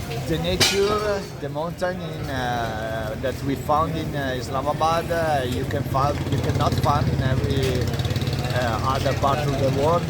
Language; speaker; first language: English; non-native, learner; Italian